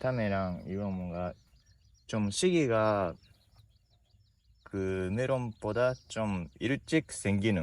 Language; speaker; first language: Korean; non-native, learner; Japanese